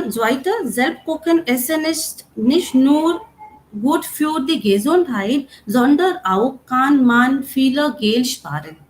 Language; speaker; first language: German; non-native, learner; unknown